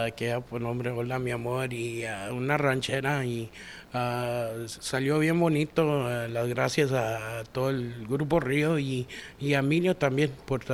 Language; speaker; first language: Spanish; early bilingual, heritage; Spanish